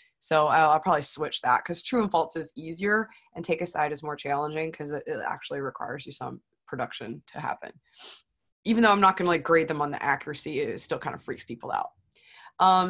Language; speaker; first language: English; native; English